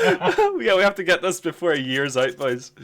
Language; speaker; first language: English; native; English